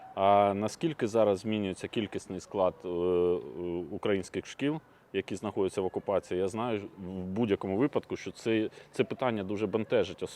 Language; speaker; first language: Ukrainian; native; Ukrainian